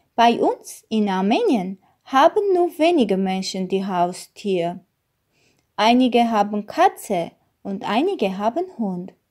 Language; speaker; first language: German; non-native, learner; Armenian